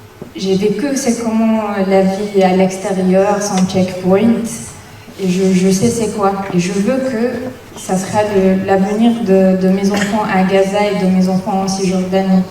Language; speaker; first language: French; non-native, fluent; Arabic